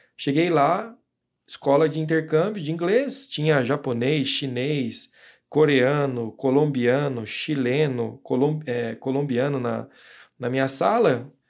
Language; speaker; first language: Portuguese; native; Portuguese